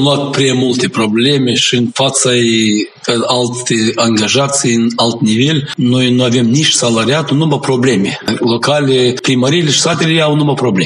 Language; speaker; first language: Romanian; non-native, local second language; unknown